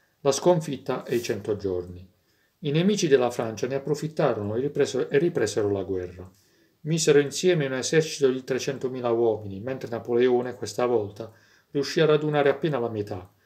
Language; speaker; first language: Italian; native; Italian